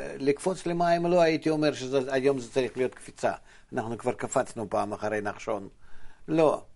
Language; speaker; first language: Hebrew; non-native, fluent; Russian